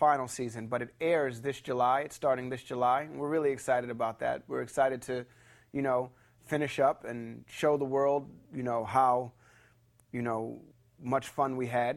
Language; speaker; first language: English; native; English